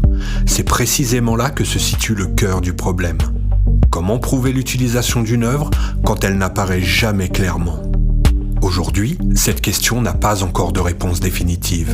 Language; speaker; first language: French; native; French